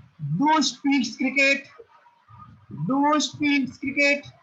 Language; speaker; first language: German; non-native, learner; Hindi